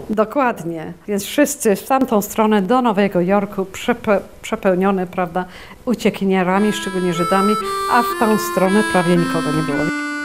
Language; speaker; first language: Polish; early bilingual, heritage; Polish